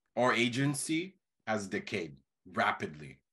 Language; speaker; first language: English; non-native, fluent; Haitian Creole